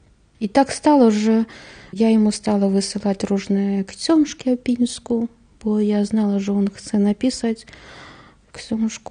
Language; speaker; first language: Polish; non-native, learner; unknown